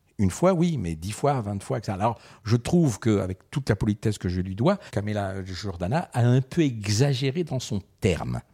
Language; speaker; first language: French; early bilingual, other home language; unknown